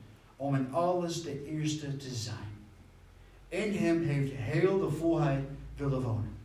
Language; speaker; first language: Dutch; non-native, fluent; English